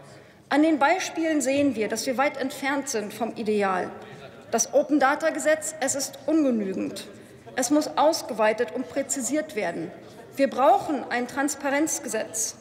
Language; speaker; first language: German; native; German